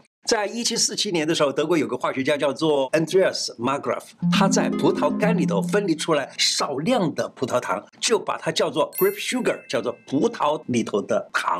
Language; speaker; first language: Chinese; native; Chinese